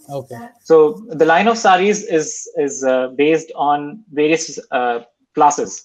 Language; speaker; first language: English; non-native, local second language; Hindi